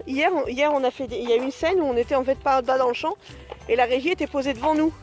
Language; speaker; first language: French; native; French